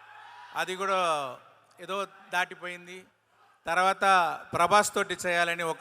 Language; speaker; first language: Telugu; non-native, learner; Tamil